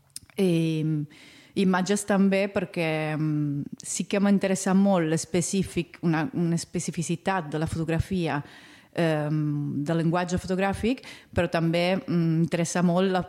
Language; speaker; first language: Catalan; non-native, fluent; Italian